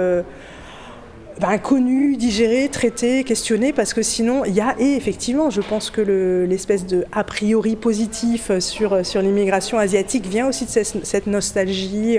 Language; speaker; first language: French; native; French